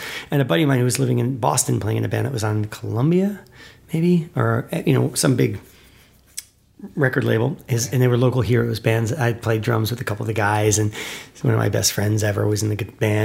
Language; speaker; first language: English; native; English